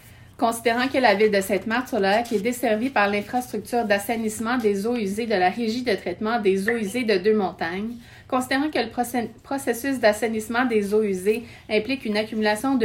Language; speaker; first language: French; native; French